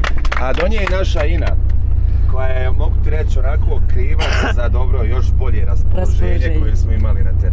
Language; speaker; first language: Bosnian; native; Bosnian